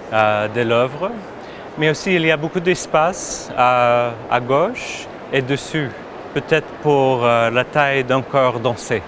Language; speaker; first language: French; non-native, fluent; English